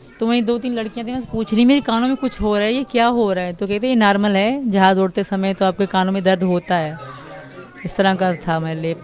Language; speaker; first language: Urdu; non-native, local second language; Sindhi